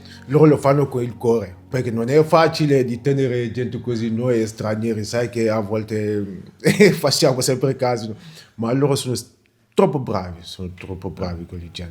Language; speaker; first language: Italian; non-native, learner; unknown